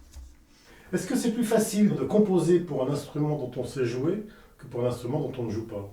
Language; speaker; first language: French; native; French